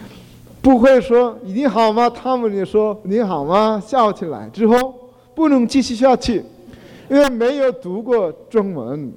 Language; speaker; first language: Chinese; non-native, fluent; Korean